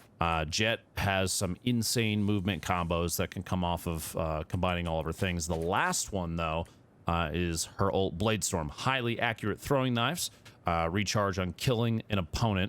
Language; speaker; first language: English; native; English